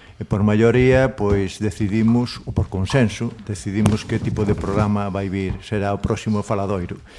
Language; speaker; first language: Galician; non-native, local second language; Spanish